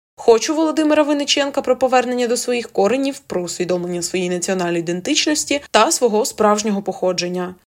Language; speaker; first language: Ukrainian; native; Ukrainian